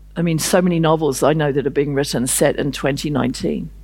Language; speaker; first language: English; native; English